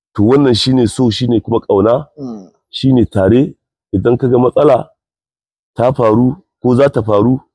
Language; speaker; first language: Hausa; native; Hausa